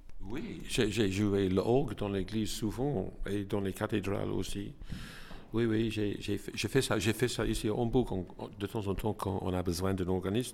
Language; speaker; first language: French; non-native, learner; English